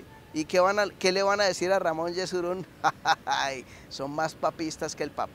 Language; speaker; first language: Spanish; native; Spanish